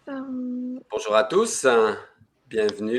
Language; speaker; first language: French; native; French